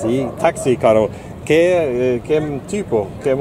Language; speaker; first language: Spanish; non-native, learner; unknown